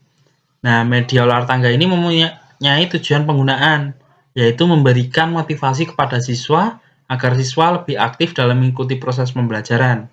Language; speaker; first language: Indonesian; native; Indonesian